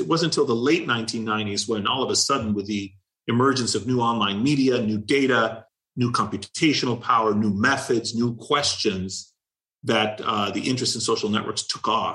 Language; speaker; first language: English; native; English